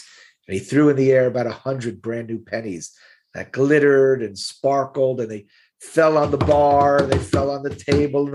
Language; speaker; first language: English; native; English